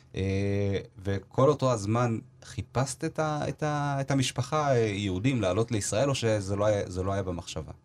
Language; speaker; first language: Hebrew; early bilingual, other home language; Amharic